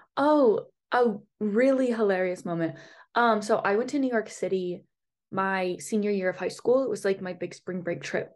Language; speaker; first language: English; native; English